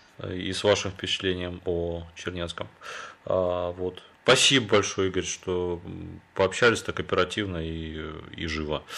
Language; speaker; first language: Russian; native; Russian